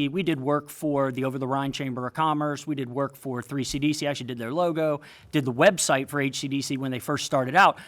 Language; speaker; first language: English; native; English